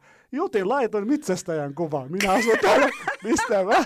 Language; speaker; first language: Finnish; non-native, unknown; Arabic